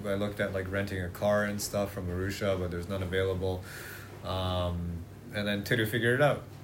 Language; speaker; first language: English; native; English